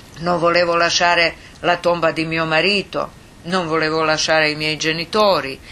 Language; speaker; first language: Italian; non-native, fluent; Croatian